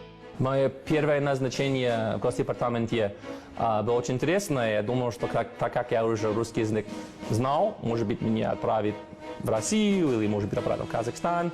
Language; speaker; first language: Russian; non-native, fluent; English